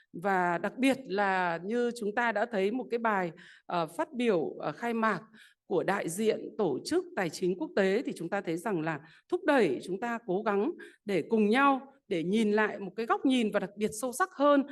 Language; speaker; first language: Vietnamese; native; Vietnamese